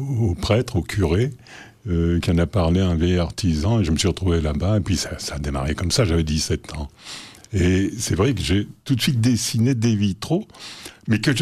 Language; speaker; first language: French; native; French